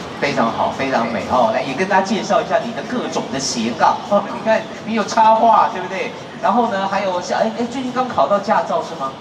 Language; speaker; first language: Chinese; native; Chinese